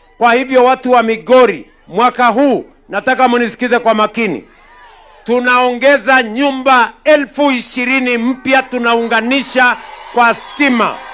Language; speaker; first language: Swahili; non-native, local second language; Kalenjin